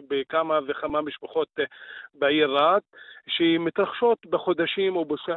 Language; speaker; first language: Hebrew; non-native, local second language; Arabic